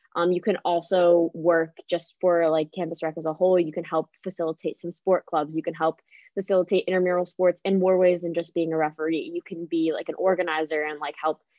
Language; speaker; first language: English; native; English